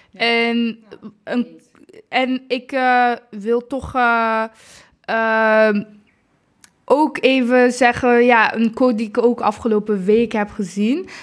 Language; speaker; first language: Dutch; early bilingual, other home language; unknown